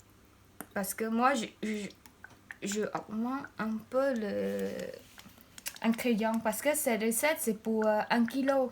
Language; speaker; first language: French; non-native, learner; Khmer